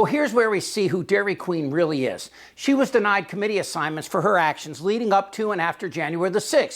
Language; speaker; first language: English; native; English